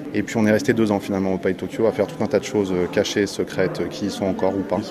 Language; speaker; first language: French; native; French